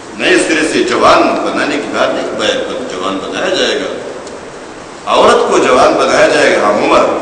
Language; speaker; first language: Urdu; non-native, local second language; Pashto